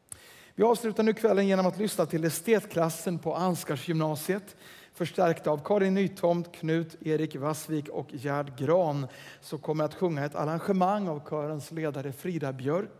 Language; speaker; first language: Swedish; native; Swedish